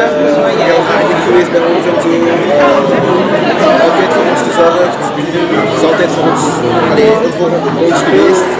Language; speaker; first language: Dutch; early bilingual, other home language; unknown